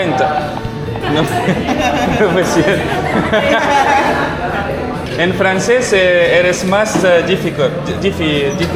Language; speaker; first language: Spanish; non-native, learner; Arabic